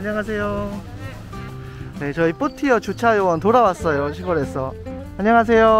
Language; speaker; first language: Korean; native; Korean